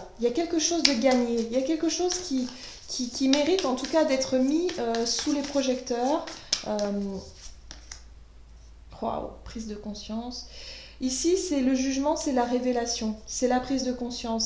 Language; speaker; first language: French; native; French